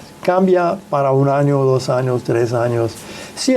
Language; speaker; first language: Spanish; non-native, fluent; English